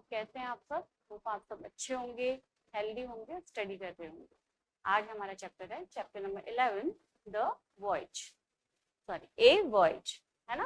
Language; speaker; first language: Hindi; native; Hindi